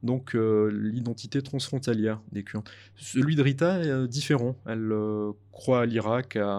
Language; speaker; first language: French; native; French